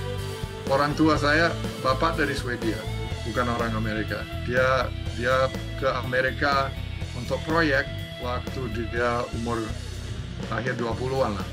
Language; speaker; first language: Indonesian; non-native, fluent; English